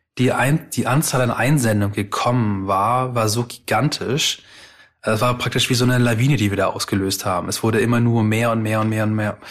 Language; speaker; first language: German; early bilingual, other home language; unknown